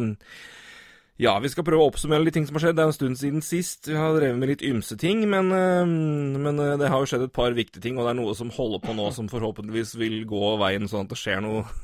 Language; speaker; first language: Norwegian; native; Norwegian